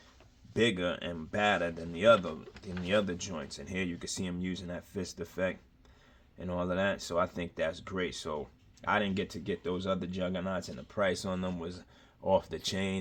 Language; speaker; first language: English; native; English